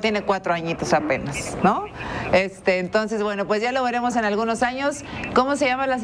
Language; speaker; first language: Spanish; native; Spanish